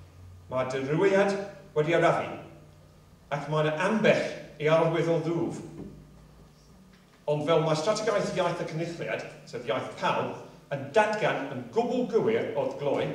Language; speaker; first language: Welsh; non-native, fluent; English